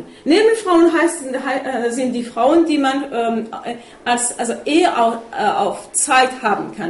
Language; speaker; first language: German; non-native, fluent; Persian